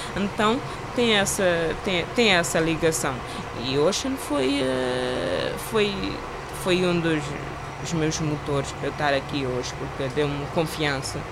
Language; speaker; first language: Portuguese; non-native, local second language; Kabuverdianu